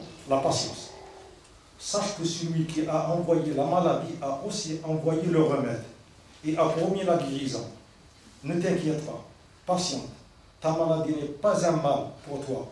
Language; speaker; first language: French; non-native, local second language; Arabic